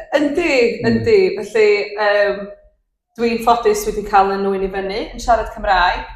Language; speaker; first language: Welsh; native; Welsh